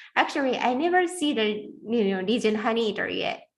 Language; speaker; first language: English; non-native, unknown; Japanese